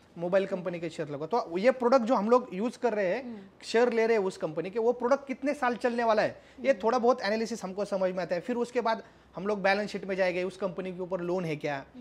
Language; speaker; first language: Hindi; non-native, local second language; Marathi